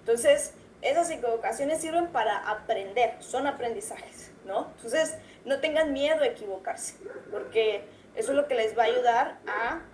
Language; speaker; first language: Spanish; native; Spanish